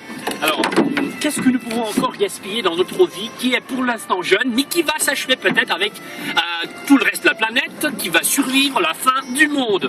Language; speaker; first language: French; non-native, fluent; Russian